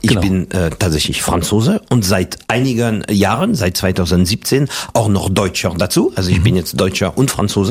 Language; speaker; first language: German; non-native, fluent; French